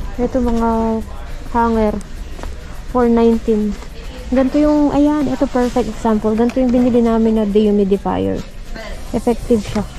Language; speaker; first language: Filipino; native; Filipino